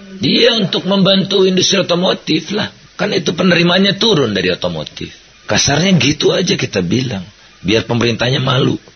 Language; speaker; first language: Indonesian; native; Indonesian